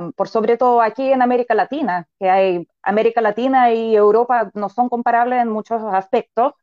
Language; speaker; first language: Spanish; non-native, fluent; Russian